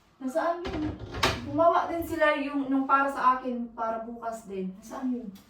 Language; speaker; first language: Filipino; non-native, local second language; Cebuano